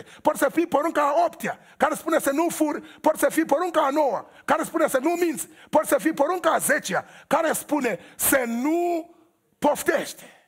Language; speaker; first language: Romanian; non-native, learner; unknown